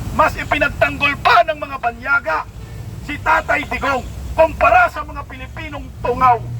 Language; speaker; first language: Filipino; non-native, local second language; Cebuano